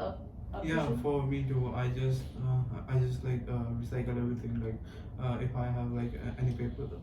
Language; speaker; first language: English; non-native, learner; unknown